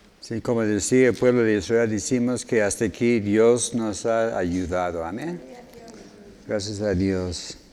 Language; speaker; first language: Spanish; non-native, fluent; English